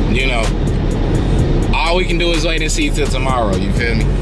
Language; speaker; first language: English; native; English